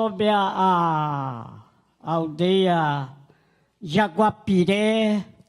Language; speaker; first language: Portuguese; non-native, local second language; Guarani